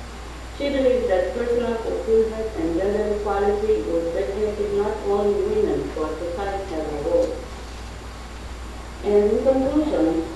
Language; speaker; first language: English; non-native, fluent; Portuguese